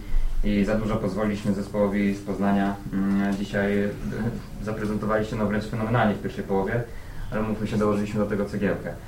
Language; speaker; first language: Polish; native; Polish